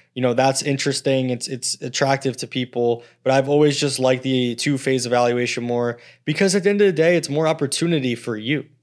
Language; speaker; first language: English; native; English